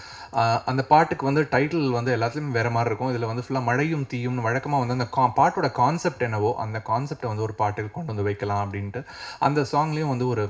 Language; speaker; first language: Tamil; native; Tamil